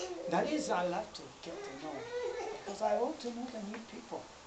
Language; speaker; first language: English; non-native, fluent; Japanese